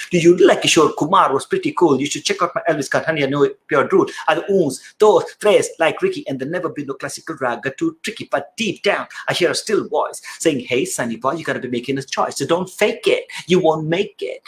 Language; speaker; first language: English; non-native, local second language; Hindi